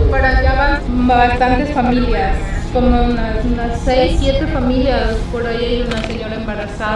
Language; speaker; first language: Spanish; native; Spanish